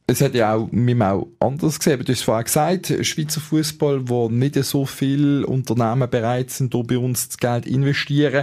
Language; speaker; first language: German; native; German